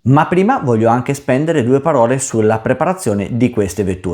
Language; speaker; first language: Italian; native; Italian